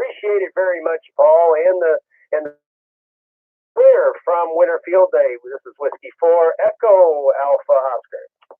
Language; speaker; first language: English; native; English